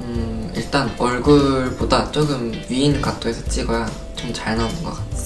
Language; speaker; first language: Korean; native; Korean